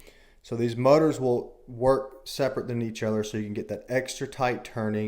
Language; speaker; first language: English; native; English